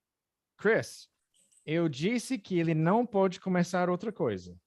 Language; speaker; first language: Portuguese; non-native, fluent; English